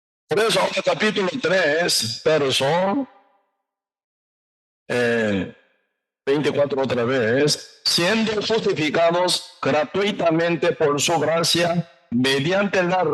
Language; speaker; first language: Spanish; non-native, learner; Korean